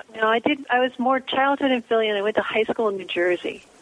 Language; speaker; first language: English; native; English